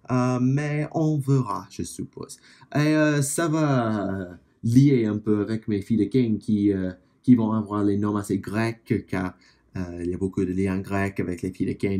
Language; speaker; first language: French; non-native, fluent; English